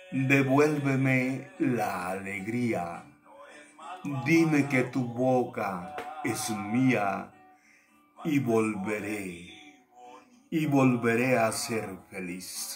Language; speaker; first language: Spanish; native; Spanish